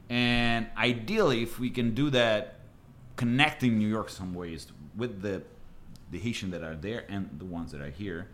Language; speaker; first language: English; non-native, fluent; Italian